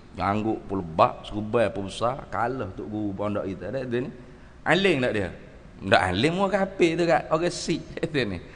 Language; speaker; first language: Malay; native; Malay